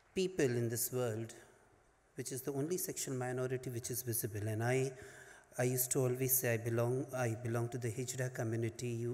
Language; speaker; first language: English; non-native, local second language; Hindi